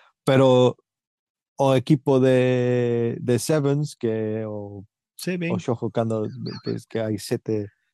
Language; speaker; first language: Galician; early bilingual, heritage; Galician